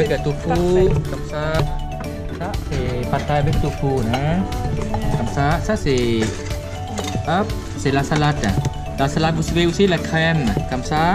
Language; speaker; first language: French; non-native, learner; Thai